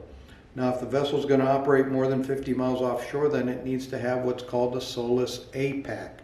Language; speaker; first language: English; native; English